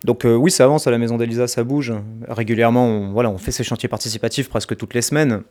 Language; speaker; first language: French; native; French